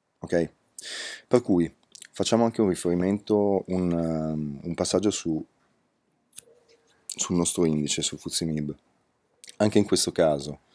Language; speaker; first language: Italian; native; Italian